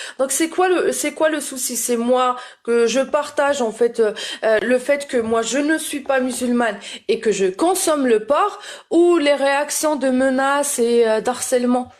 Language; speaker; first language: French; early bilingual, other home language; Arabic